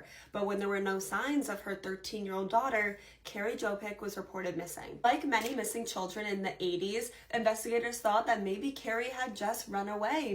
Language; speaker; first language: English; native; English